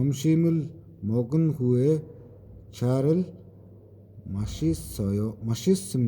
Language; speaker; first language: Korean; non-native, learner; Mongolian